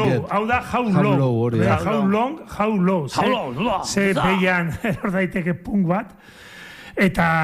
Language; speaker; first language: Basque; native; Basque